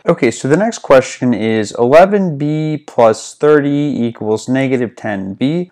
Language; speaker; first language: English; native; English